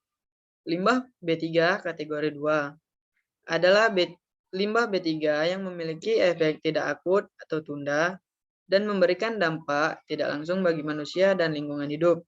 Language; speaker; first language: Indonesian; native; Indonesian